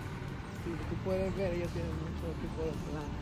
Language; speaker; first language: Spanish; native; Spanish